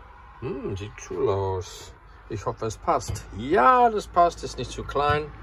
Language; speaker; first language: German; non-native, fluent; English